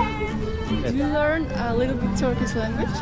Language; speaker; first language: English; non-native, learner; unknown